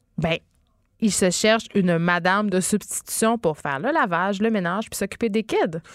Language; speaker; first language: French; native; French